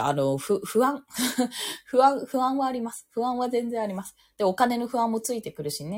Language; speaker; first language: Japanese; native; Japanese